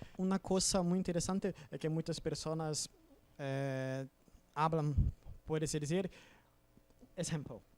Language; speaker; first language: Spanish; non-native, learner; Portuguese